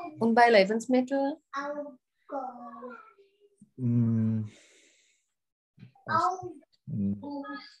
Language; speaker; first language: German; non-native, fluent; Czech